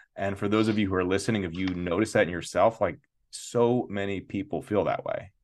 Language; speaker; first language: English; native; English